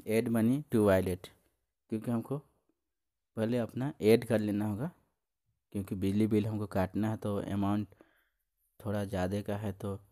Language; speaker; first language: Hindi; native; Hindi